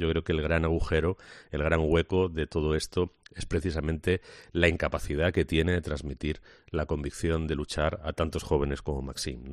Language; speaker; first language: Spanish; native; Spanish